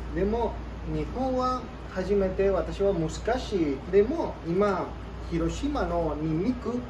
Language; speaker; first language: Japanese; non-native, learner; Spanish